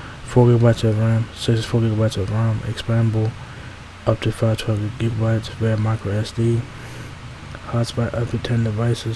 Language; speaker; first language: English; native; English